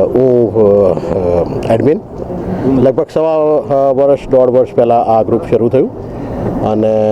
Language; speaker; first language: Gujarati; native; Gujarati